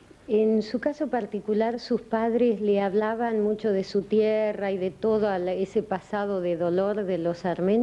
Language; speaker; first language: Spanish; native; Spanish